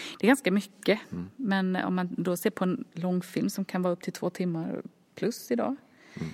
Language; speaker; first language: Swedish; early bilingual, other home language; Finnish